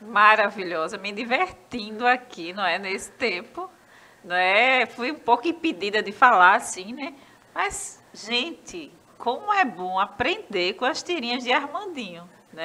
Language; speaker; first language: Portuguese; native; Portuguese